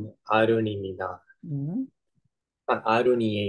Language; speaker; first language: Korean; non-native, learner; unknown